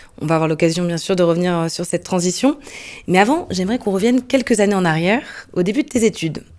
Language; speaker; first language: French; native; French